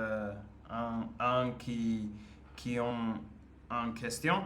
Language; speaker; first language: French; non-native, learner; English